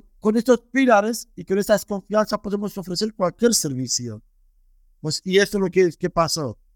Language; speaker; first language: Spanish; non-native, fluent; Romanian